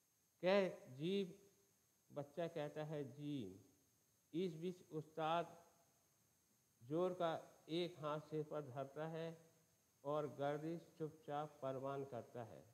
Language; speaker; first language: Hindi; native; Hindi